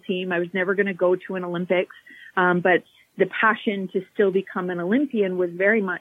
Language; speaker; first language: English; native; English